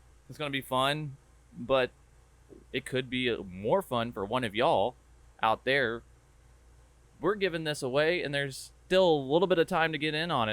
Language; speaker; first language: English; native; English